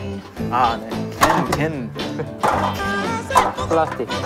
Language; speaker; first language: Korean; non-native, learner; English